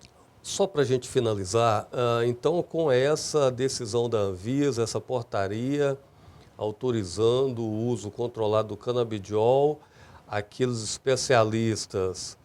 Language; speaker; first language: Portuguese; native; Portuguese